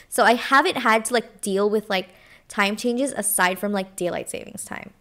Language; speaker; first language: English; non-native, local second language; Filipino